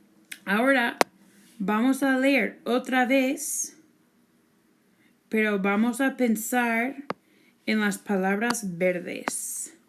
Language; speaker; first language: Spanish; non-native, fluent; English